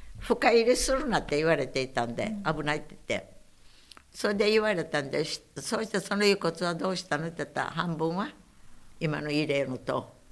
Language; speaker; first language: Japanese; native; Japanese